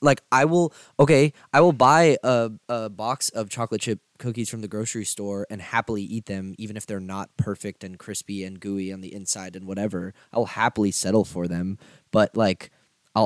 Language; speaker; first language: English; native; English